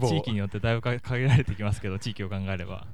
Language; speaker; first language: Japanese; native; Japanese